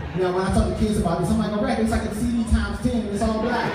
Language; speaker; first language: English; native; English